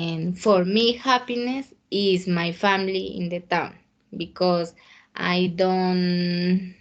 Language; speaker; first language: English; non-native, learner; Spanish